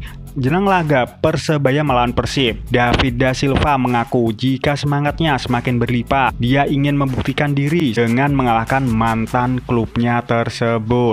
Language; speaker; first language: Indonesian; non-native, local second language; Javanese